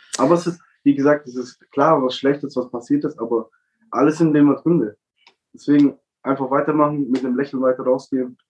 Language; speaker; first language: German; early bilingual, other home language; Italian